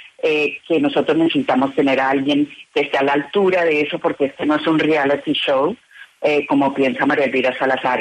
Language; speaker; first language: Spanish; native; Spanish